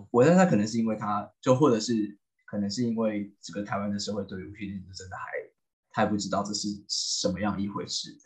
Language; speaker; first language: Chinese; native; Chinese